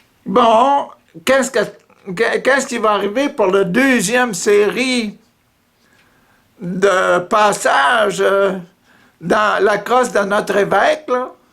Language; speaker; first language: French; native; French